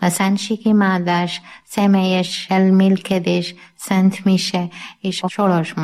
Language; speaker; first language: Hungarian; non-native, learner; Malayalam